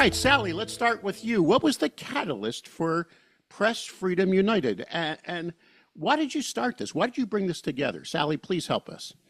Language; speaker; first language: English; native; English